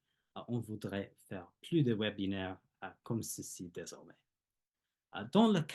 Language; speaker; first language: French; non-native, fluent; English